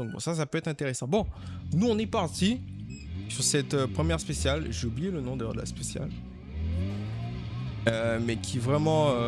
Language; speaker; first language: French; native; French